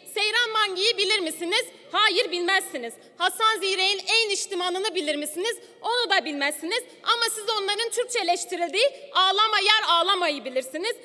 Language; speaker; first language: Turkish; non-native, local second language; Kurdish